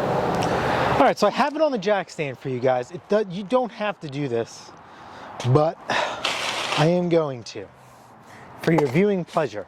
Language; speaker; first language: English; native; English